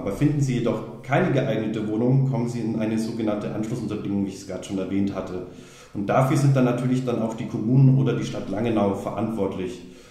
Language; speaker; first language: German; native; German